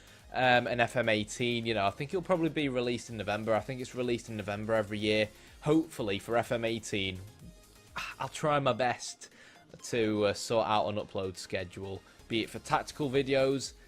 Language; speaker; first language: English; native; English